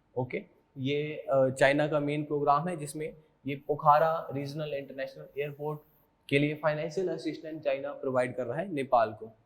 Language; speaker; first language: Hindi; native; Hindi